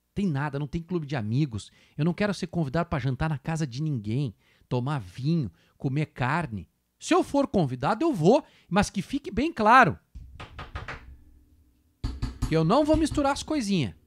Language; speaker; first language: Portuguese; native; Portuguese